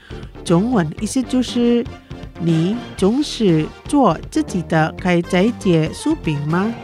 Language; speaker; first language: Chinese; early bilingual, heritage; Chinese